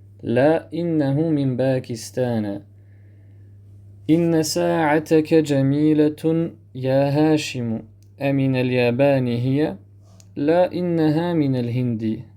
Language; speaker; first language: Arabic; non-native, fluent; French